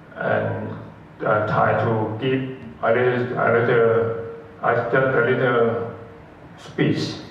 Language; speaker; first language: English; non-native, learner; Thai